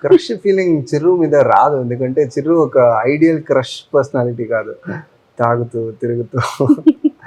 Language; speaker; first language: Telugu; non-native, fluent; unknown